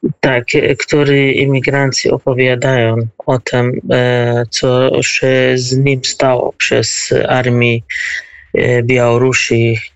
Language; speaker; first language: Polish; non-native, learner; Kurdish